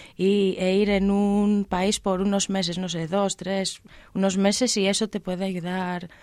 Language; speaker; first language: Spanish; non-native, learner; Greek